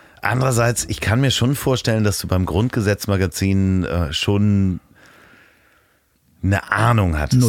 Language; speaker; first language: German; native; German